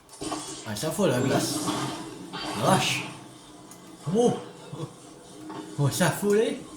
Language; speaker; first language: French; native; French